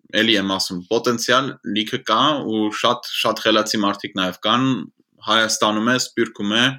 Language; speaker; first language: Armenian; early bilingual, heritage; Armenian